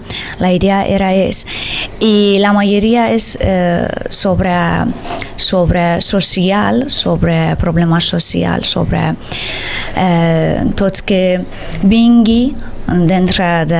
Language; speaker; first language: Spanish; non-native, learner; Persian